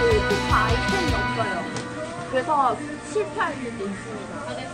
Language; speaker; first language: Korean; native; Korean